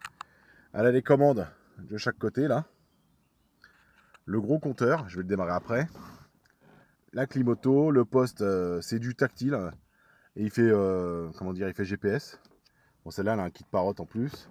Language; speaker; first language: French; native; French